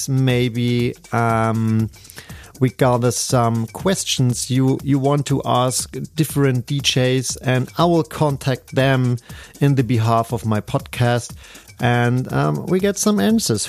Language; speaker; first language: English; non-native, fluent; German